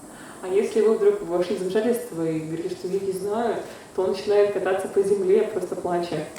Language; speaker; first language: Russian; native; Russian